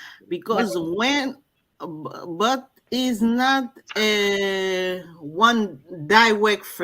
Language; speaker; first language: English; non-native, learner; French